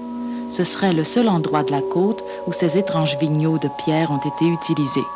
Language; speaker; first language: French; native; French